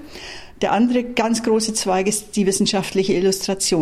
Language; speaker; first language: German; native; German